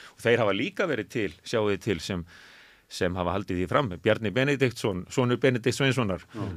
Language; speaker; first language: Icelandic; native; Icelandic